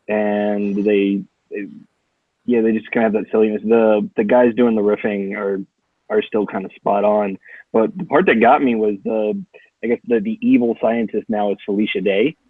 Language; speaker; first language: English; native; English